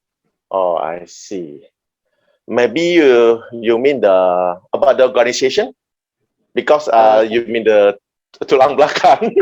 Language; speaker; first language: English; non-native, learner; Indonesian